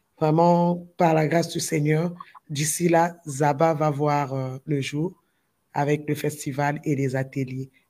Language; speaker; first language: French; non-native, local second language; Lingala